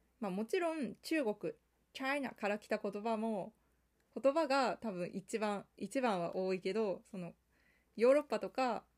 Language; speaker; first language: Japanese; non-native, fluent; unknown